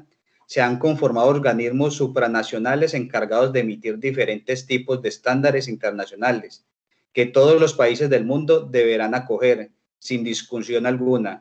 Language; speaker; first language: Spanish; native; Spanish